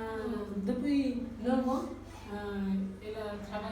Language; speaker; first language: French; non-native, learner; Nepali